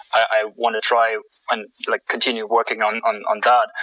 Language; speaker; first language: English; non-native, fluent; German